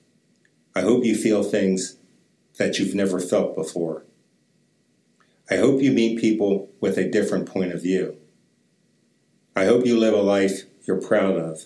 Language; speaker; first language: English; native; English